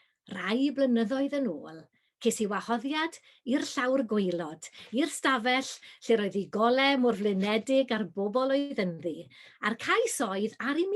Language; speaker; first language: Welsh; native; Welsh